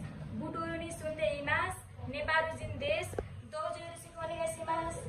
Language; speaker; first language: Japanese; non-native, learner; Nepali